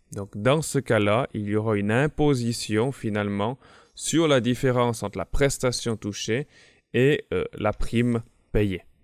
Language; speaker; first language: French; native; French